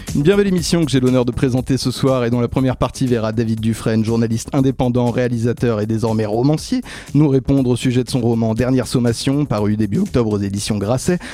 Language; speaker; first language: French; native; French